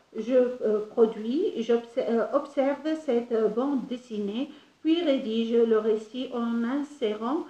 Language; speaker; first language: French; non-native, local second language; Arabic